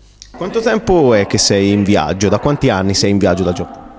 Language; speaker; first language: Italian; native; Italian